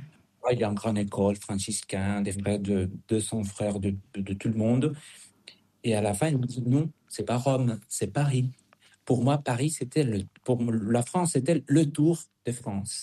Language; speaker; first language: French; non-native, fluent; Spanish